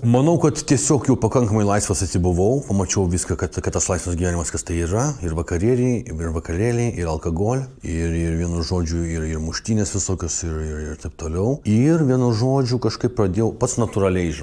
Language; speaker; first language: Lithuanian; native; Lithuanian